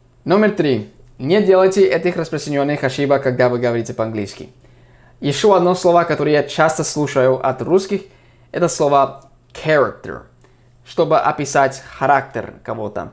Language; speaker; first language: Russian; non-native, fluent; English